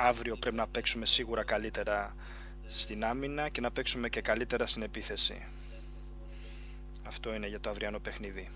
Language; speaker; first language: Greek; non-native, fluent; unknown